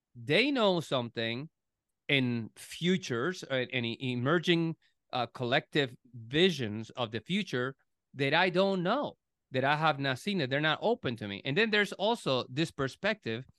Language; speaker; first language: English; non-native, fluent; Spanish